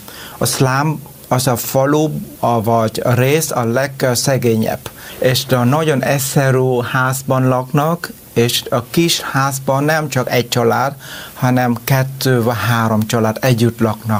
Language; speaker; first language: Hungarian; non-native, learner; Vietnamese